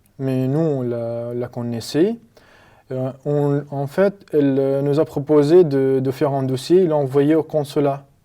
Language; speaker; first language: French; non-native, learner; Arabic